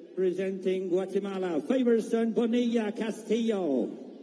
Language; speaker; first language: English; non-native, fluent; Italian